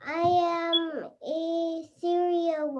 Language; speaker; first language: English; non-native, learner; Bangla